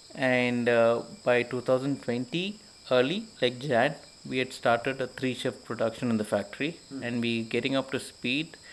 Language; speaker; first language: English; non-native, local second language; Malayalam